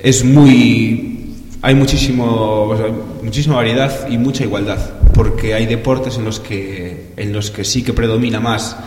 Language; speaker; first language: Spanish; non-native, local second language; Galician